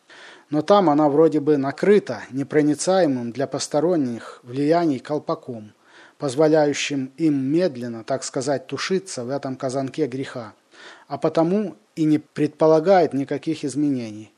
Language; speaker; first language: Russian; native; Russian